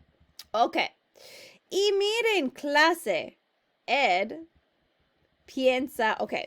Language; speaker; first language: Spanish; non-native, fluent; English